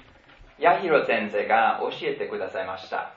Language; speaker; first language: Japanese; non-native, fluent; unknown